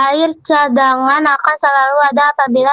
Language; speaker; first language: Indonesian; native; Indonesian